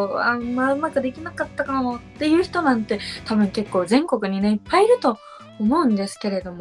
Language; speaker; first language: Japanese; native; Japanese